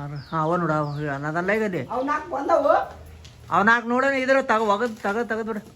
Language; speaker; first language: Kannada; native; Kannada